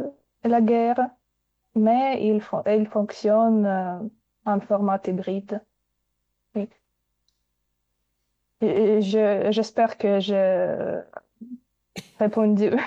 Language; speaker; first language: French; non-native, learner; Ukrainian